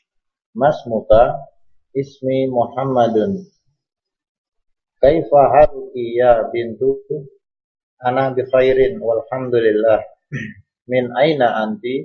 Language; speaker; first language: Arabic; non-native, learner; Indonesian